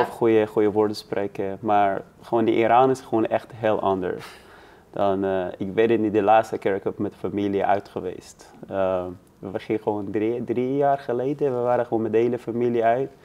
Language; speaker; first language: Dutch; non-native, learner; Persian